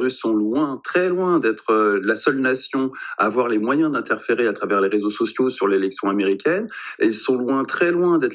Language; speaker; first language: French; native; French